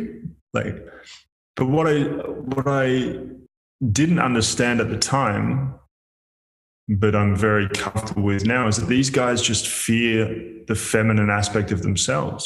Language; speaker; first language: English; native; English